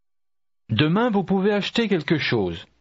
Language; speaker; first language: French; non-native, learner; English